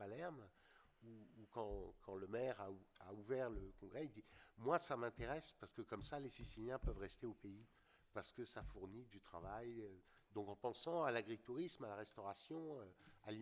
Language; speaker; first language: French; native; French